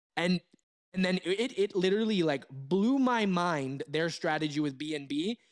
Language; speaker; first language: English; native; English